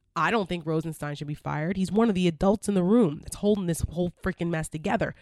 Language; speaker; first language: English; native; English